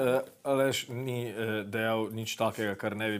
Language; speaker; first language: Slovenian; native; Slovenian